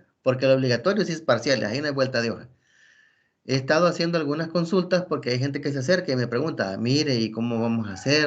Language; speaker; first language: Spanish; native; Spanish